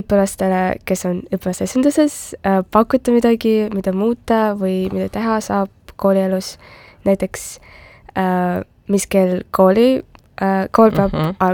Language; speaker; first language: Estonian; non-native, local second language; Russian